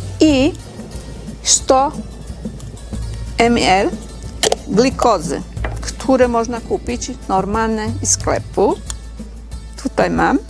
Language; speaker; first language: Polish; non-native, learner; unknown